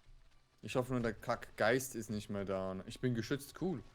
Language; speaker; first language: German; native; German